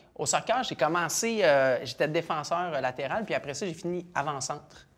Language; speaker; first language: French; native; French